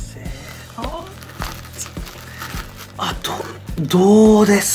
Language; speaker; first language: Japanese; native; Japanese